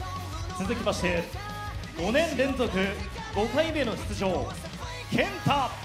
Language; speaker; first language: Japanese; native; Japanese